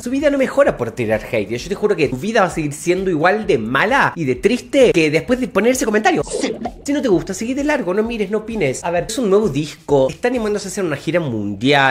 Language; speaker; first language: Spanish; native; Spanish